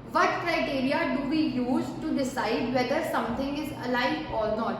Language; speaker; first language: English; non-native, local second language; Hindi